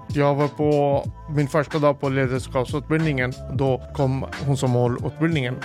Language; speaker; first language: Swedish; non-native, fluent; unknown